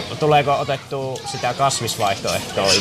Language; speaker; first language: Finnish; native; Finnish